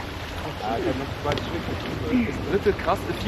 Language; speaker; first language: German; native; German